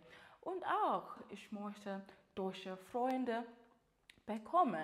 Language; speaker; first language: German; non-native, learner; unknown